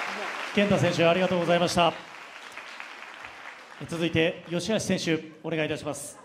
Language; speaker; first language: Japanese; native; Japanese